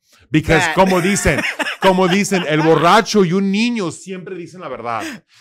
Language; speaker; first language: Spanish; early bilingual, heritage; Spanish